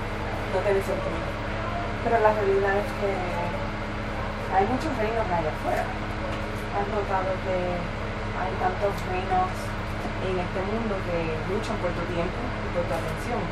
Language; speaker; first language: Spanish; early bilingual, heritage; Spanish